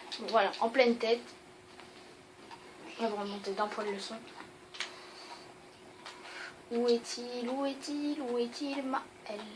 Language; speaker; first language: French; native; French